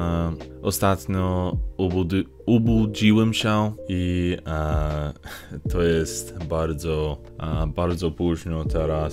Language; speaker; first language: Polish; non-native, learner; English